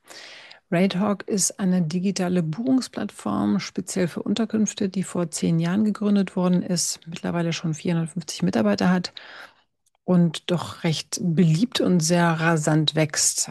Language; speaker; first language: German; native; German